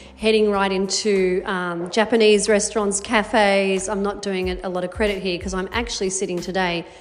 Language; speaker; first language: English; native; English